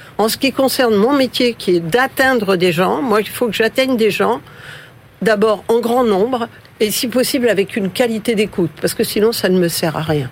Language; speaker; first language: French; early bilingual, other home language; Spanish